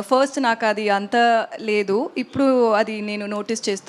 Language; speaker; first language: Telugu; non-native, learner; Tamil